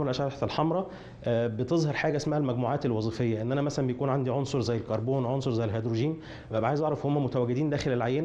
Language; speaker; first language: Arabic; native; Arabic